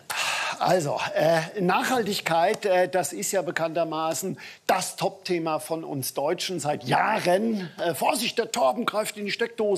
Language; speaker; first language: German; native; German